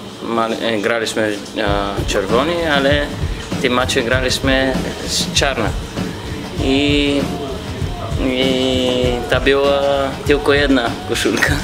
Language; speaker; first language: Polish; non-native, learner; Bulgarian